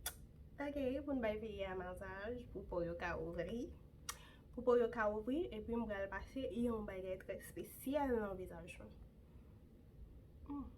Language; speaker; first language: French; non-native, local second language; Haitian Creole